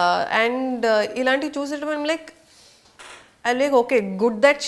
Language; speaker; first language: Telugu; non-native, local second language; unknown